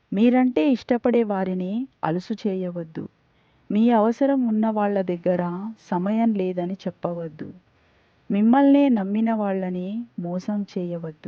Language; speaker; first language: Telugu; native; Telugu